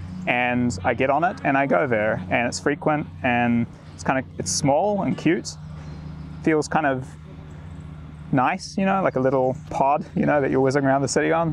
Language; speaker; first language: English; native; English